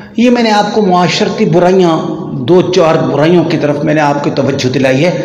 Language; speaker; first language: Urdu; non-native, local second language; Saraiki